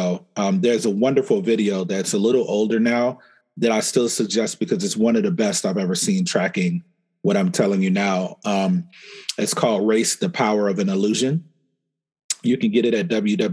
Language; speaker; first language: English; native; English